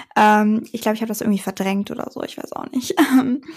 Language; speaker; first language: German; native; German